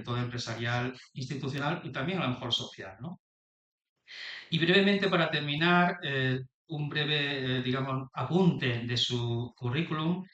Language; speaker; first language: Spanish; native; Spanish